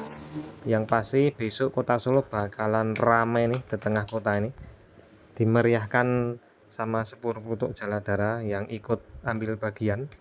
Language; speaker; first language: Indonesian; native; Indonesian